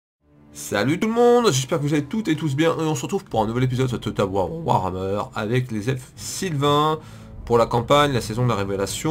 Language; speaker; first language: French; native; French